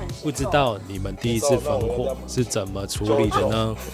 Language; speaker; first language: Chinese; native; Chinese